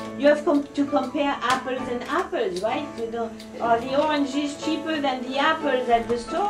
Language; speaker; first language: English; non-native, fluent; French